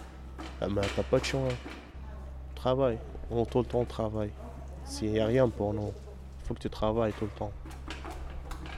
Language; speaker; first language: French; non-native, learner; Arabic